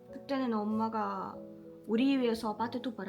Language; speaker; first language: Korean; non-native, fluent; Russian